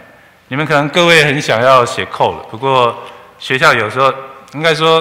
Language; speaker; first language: Chinese; native; Chinese